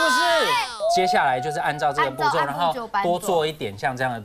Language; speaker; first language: Chinese; native; Chinese